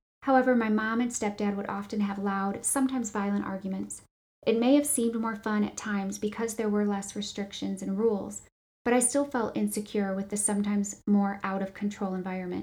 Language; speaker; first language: English; native; English